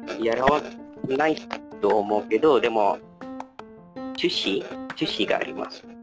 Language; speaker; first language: Japanese; non-native, learner; Malay